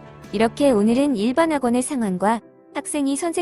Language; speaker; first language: Korean; native; Korean